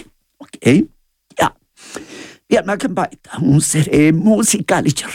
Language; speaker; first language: German; non-native, learner; Spanish